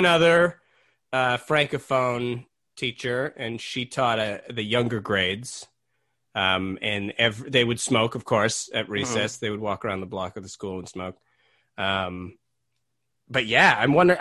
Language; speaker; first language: English; native; English